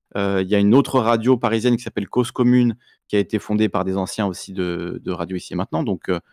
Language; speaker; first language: French; native; French